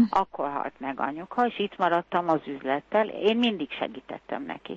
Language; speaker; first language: Hungarian; early bilingual, heritage; Hungarian